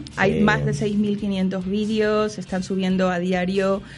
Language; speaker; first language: Spanish; native; Spanish